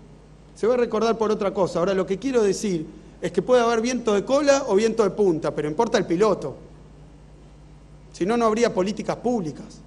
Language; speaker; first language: Spanish; native; Spanish